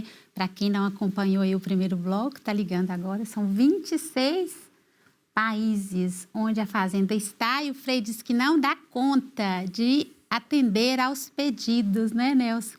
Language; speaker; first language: Portuguese; native; Portuguese